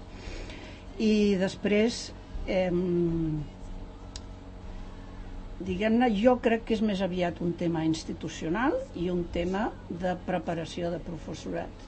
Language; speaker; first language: Catalan; native; Catalan